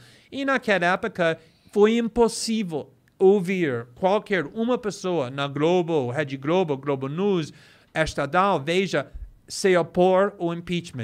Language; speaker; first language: Portuguese; non-native, fluent; English